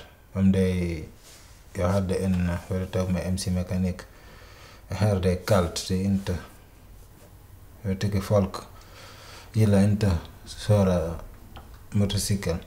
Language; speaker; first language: Swedish; non-native, learner; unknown